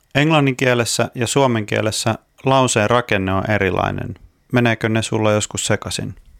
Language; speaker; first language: Finnish; native; Finnish